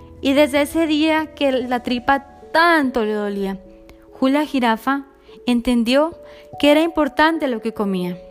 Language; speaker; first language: Spanish; native; Spanish